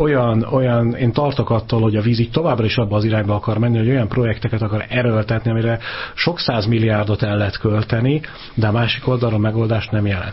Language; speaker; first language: Hungarian; native; Hungarian